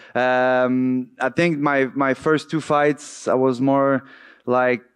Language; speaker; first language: English; native; English